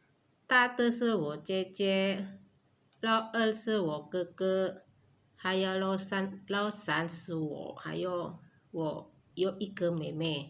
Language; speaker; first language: Chinese; non-native, learner; Indonesian